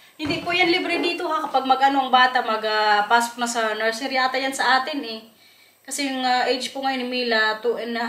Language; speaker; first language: Filipino; non-native, local second language; Waray